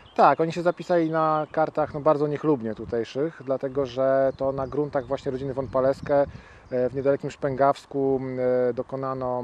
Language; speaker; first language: Polish; native; Polish